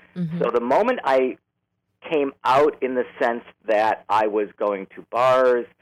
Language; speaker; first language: English; native; English